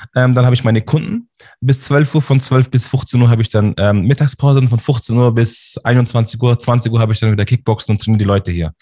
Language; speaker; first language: German; native; German